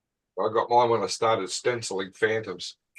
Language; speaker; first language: English; native; English